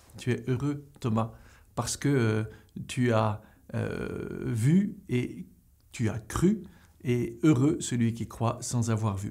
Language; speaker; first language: French; native; French